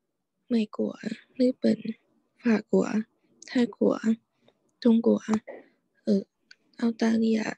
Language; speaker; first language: Chinese; non-native, learner; Thai